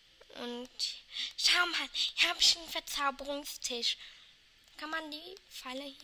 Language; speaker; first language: German; non-native, local second language; Luxembourgish